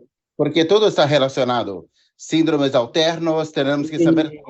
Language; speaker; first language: Spanish; non-native, learner; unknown